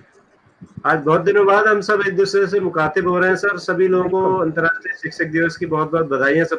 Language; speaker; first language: Hindi; native; Hindi